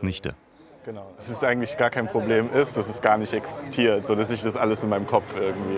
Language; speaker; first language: German; native; German